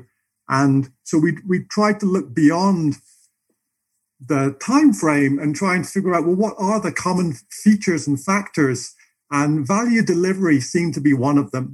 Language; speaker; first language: English; native; English